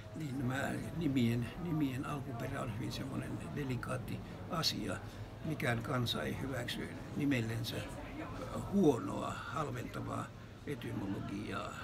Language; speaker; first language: Finnish; native; Finnish